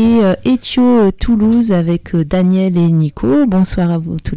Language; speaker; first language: French; native; French